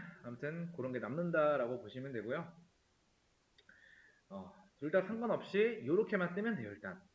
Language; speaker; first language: Korean; native; Korean